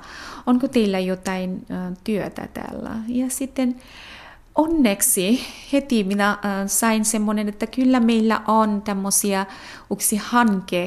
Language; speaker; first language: Finnish; non-native, fluent; Bangla